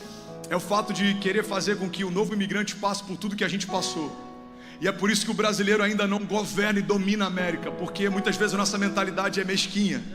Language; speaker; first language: Portuguese; native; Portuguese